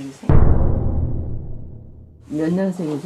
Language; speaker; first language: Korean; native; Korean